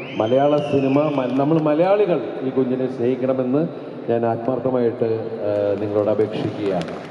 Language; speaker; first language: Malayalam; native; Malayalam